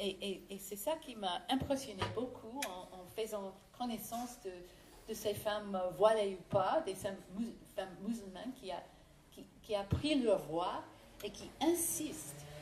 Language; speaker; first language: French; non-native, fluent; English